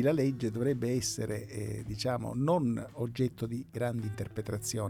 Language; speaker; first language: Italian; native; Italian